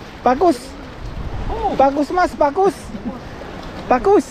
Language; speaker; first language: Indonesian; non-native, learner; Filipino